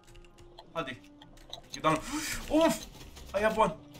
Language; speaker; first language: Turkish; non-native, learner; Arabic